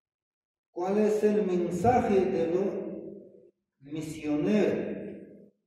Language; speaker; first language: Spanish; non-native, fluent; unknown